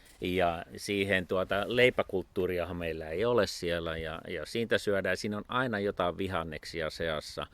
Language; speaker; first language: Finnish; native; Finnish